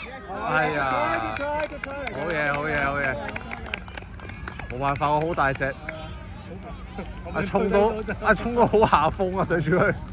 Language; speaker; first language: Chinese; native; Chinese